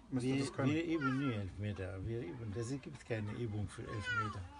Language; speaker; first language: German; non-native, learner; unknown